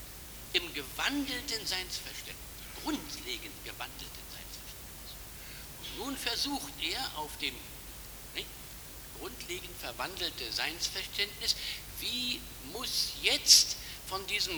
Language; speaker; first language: German; native; German